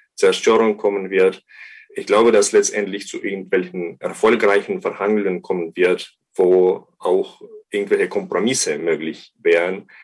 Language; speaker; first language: German; non-native, fluent; Ukrainian